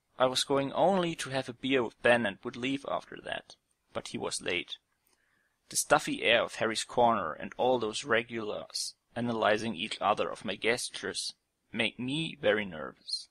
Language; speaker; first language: English; non-native, fluent; German